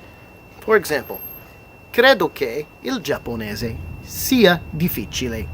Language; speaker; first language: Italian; non-native, fluent; English